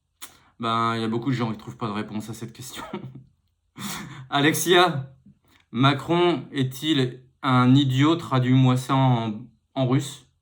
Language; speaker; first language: French; native; French